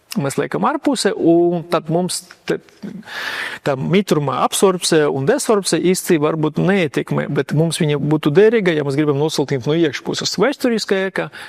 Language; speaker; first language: Latvian; non-native, local second language; Russian